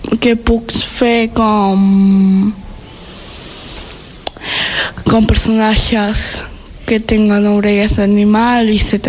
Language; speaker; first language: Catalan; non-native, learner; Spanish